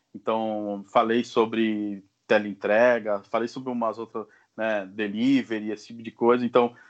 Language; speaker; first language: Portuguese; native; Portuguese